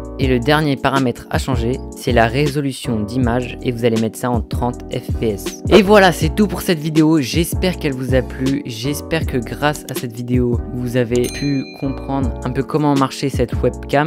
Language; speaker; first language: French; native; French